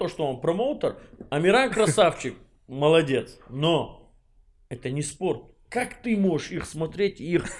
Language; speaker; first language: Russian; non-native, local second language; Chechen